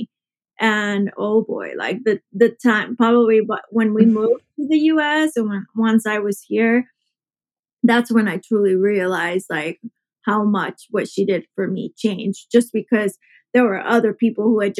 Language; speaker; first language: English; early bilingual, other home language; Spanish